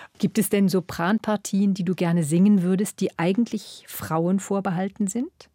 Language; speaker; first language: German; native; German